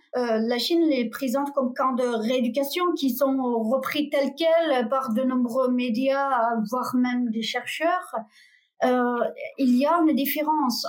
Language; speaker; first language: French; non-native, fluent; Uyghur